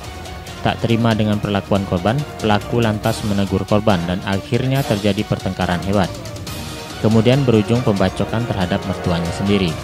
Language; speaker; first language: Indonesian; native; Indonesian